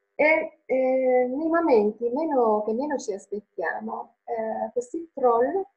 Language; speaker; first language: Italian; non-native, fluent; Finnish